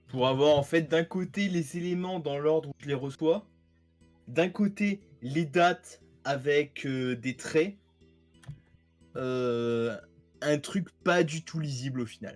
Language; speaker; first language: French; native; French